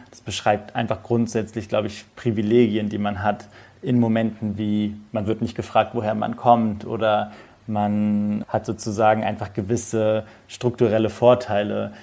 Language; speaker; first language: German; early bilingual, other home language; Persian